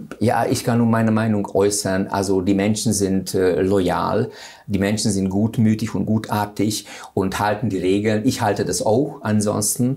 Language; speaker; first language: German; non-native, fluent; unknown